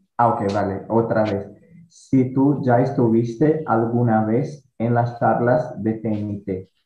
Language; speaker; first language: Spanish; non-native, fluent; Portuguese